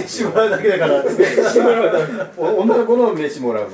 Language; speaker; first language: Japanese; native; Japanese